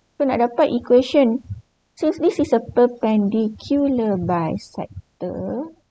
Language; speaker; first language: English; non-native, local second language; Malay